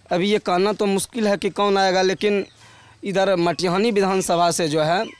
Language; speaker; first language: Hindi; native; Hindi